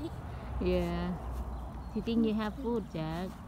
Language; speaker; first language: English; non-native, learner; Thai